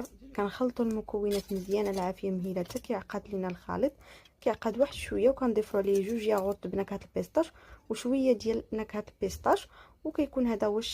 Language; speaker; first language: Arabic; native; Arabic